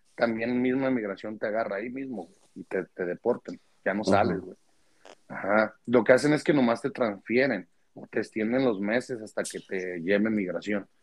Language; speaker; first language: Spanish; early bilingual, heritage; Spanish